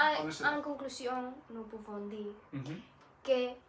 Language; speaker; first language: French; non-native, learner; Spanish